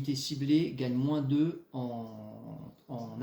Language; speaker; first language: French; native; French